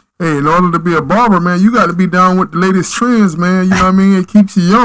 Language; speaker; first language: English; native; English